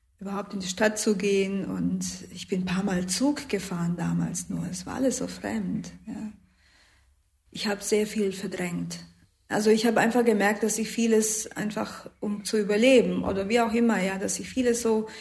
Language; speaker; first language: German; early bilingual, other home language; Croatian